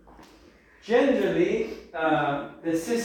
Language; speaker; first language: English; non-native, fluent; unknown